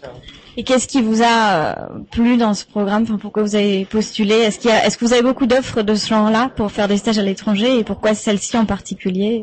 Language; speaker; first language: French; native; French